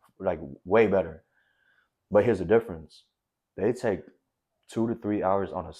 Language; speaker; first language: English; native; English